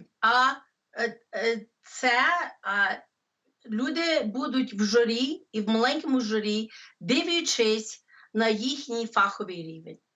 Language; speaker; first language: Ukrainian; early bilingual, heritage; English